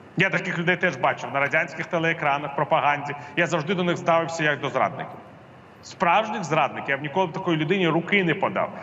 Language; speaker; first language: Ukrainian; non-native, local second language; Russian